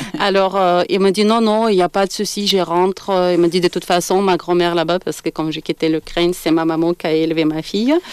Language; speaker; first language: French; non-native, fluent; Ukrainian